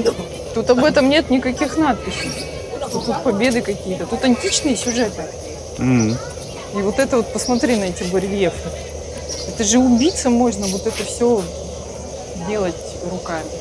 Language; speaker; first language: Russian; native; Russian